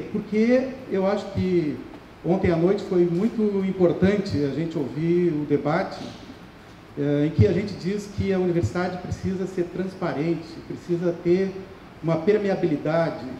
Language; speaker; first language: Portuguese; native; Portuguese